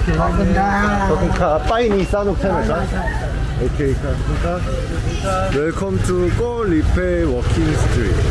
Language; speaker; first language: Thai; non-native, learner; Korean